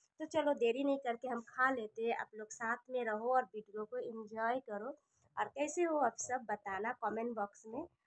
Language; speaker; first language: Hindi; non-native, local second language; Bangla